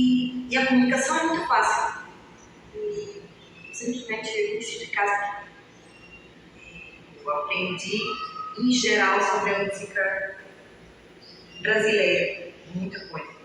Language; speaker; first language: Portuguese; non-native, fluent; Bulgarian